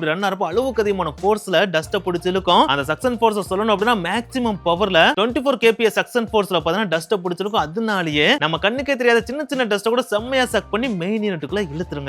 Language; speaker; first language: Tamil; native; Tamil